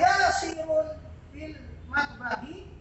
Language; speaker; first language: Arabic; non-native, learner; Indonesian